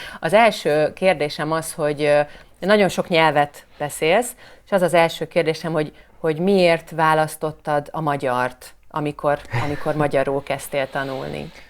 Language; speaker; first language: Hungarian; native; Hungarian